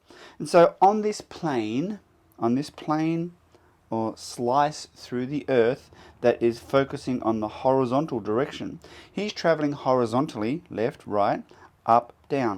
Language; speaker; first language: English; native; English